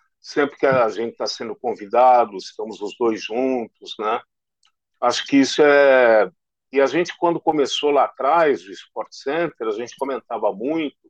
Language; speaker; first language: Portuguese; native; Portuguese